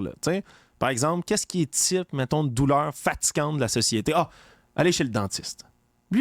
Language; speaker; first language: French; native; French